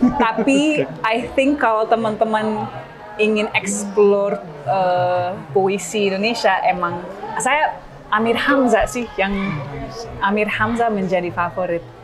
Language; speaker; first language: Indonesian; early bilingual, heritage; English